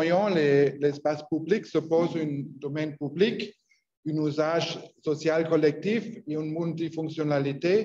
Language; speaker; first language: French; non-native, learner; Spanish